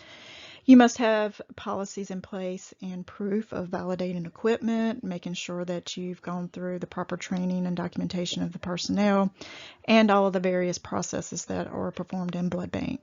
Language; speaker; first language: English; native; English